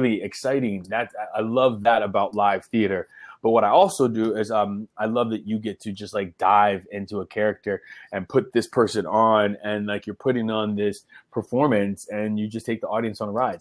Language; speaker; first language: English; native; English